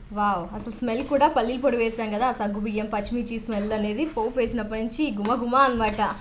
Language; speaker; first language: Telugu; native; Telugu